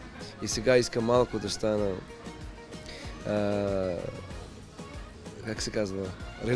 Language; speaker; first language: Bulgarian; non-native, learner; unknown